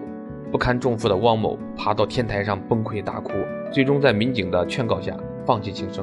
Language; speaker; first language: Chinese; native; Chinese